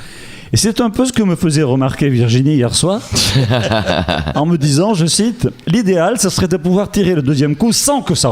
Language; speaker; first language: French; native; French